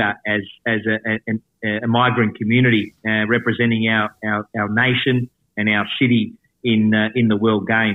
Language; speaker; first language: English; native; English